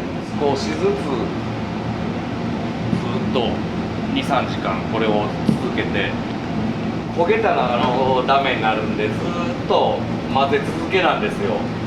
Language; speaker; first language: Japanese; native; Japanese